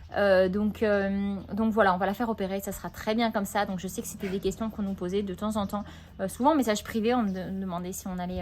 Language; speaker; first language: French; native; French